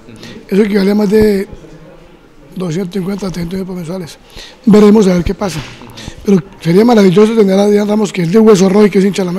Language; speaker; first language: Spanish; native; Spanish